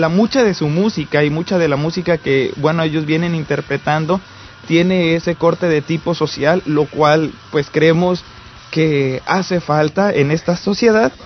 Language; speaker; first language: Spanish; native; Spanish